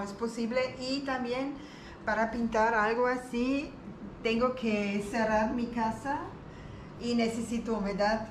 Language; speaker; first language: Spanish; non-native, learner; German